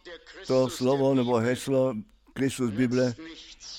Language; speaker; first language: Czech; non-native, fluent; German